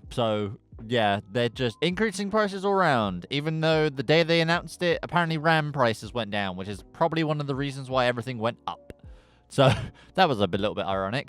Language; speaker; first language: English; native; English